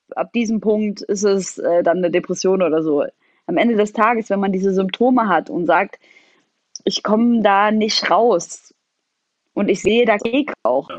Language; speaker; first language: German; non-native, fluent; Arabic